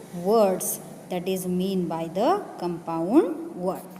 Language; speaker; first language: English; non-native, local second language; Marathi